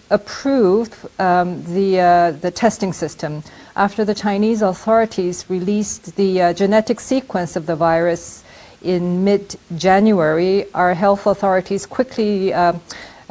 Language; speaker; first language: English; non-native, fluent; Korean